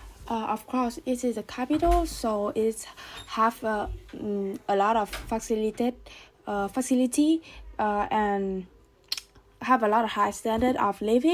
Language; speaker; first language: English; non-native, learner; Vietnamese